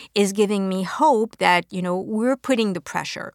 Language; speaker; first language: English; non-native, fluent; French